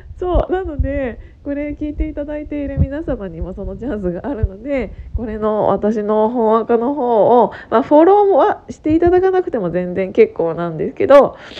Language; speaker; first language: Japanese; native; Japanese